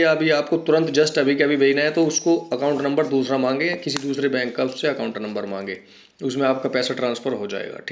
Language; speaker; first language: Hindi; native; Hindi